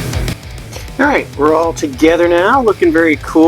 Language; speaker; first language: English; native; English